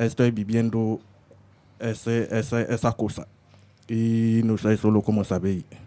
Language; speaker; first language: Spanish; non-native, learner; French